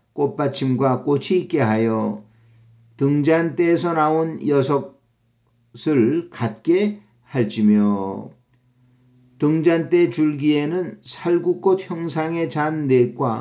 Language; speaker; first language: Korean; native; Korean